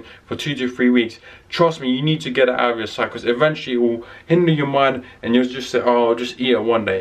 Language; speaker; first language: English; native; English